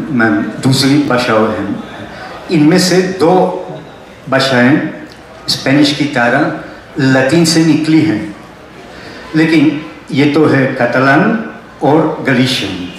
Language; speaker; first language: Hindi; non-native, fluent; Spanish